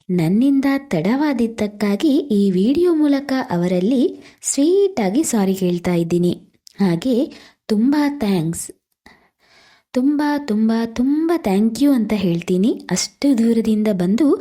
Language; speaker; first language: Kannada; non-native, local second language; Tulu